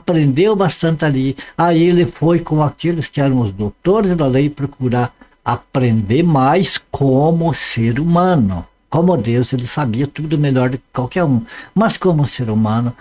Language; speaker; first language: Portuguese; native; Portuguese